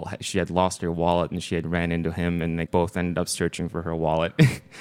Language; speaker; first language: English; non-native, fluent; Mongolian